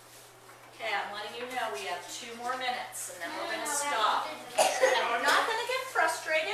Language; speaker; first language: English; native; English